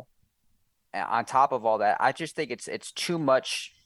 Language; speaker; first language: English; native; English